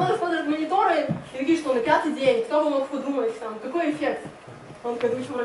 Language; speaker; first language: Russian; native; Russian